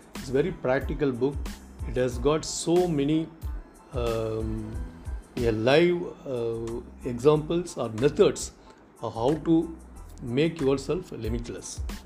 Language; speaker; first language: English; non-native, local second language; Tamil